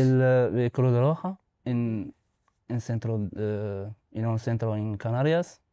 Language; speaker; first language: Spanish; non-native, learner; Arabic